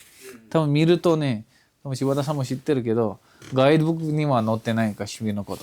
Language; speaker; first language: Japanese; non-native, fluent; Kashmiri